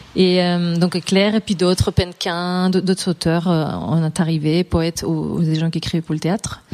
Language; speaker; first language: French; non-native, fluent; Spanish